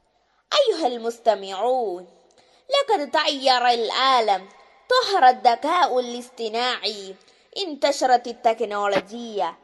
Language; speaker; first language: Arabic; non-native, learner; Malayalam